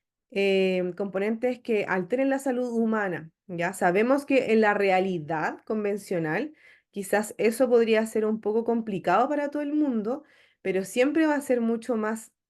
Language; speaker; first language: Spanish; native; Spanish